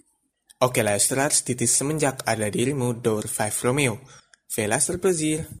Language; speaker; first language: Dutch; non-native, fluent; Indonesian